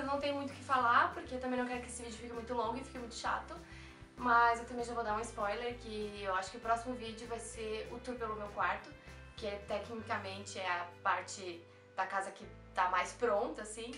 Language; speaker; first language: Portuguese; native; Portuguese